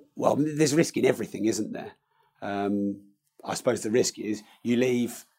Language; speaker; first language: English; native; English